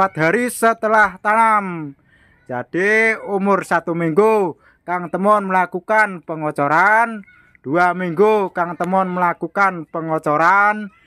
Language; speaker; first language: Indonesian; non-native, local second language; Javanese